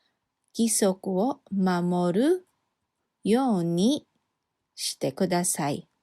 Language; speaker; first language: Japanese; non-native, fluent; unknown